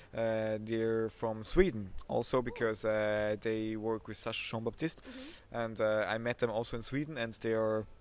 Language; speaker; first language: English; non-native, fluent; Swiss German